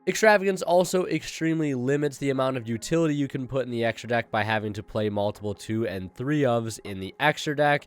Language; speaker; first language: English; native; English